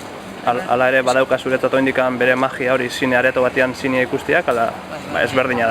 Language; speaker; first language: Basque; native; Basque